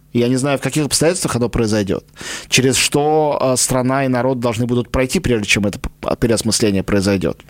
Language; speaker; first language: Russian; native; Russian